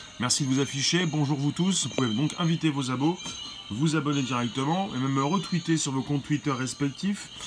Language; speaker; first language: French; native; French